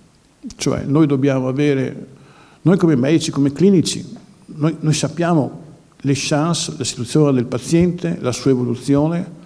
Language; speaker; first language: Italian; native; Italian